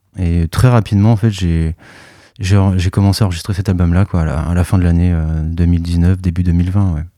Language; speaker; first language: French; native; French